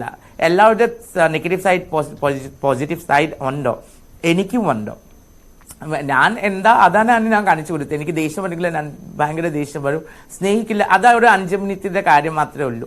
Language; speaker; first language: Malayalam; non-native, local second language; Assamese